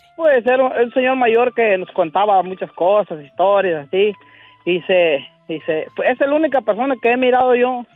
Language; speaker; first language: Spanish; native; Spanish